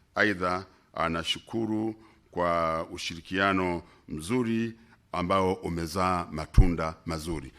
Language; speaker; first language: Swahili; native; Swahili